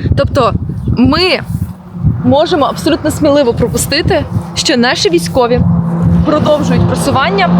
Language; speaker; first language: Ukrainian; native; Ukrainian